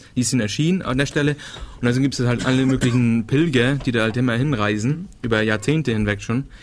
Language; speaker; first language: German; non-native, fluent; Danish